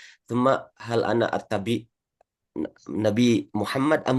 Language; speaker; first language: Arabic; non-native, learner; Indonesian